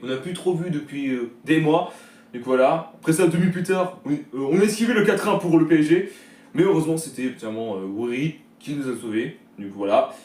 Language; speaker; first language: French; native; French